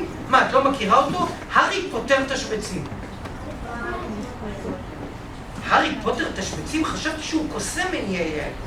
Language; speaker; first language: Hebrew; native; Hebrew